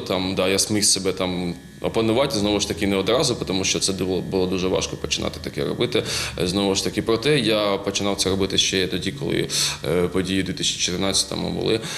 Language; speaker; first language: Ukrainian; native; Ukrainian